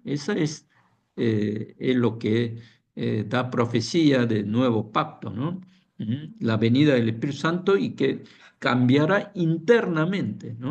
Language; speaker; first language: Spanish; non-native, fluent; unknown